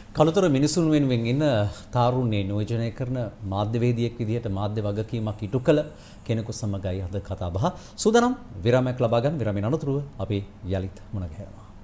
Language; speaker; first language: Sinhala; native; Sinhala